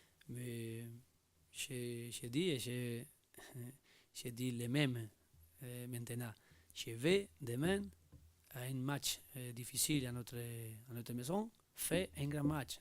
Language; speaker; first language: French; non-native, learner; Spanish